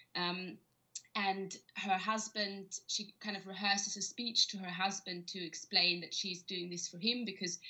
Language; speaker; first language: English; non-native, fluent; German